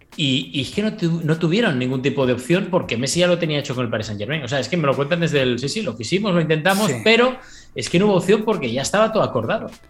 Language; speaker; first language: Spanish; native; Spanish